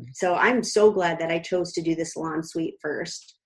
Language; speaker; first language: English; native; English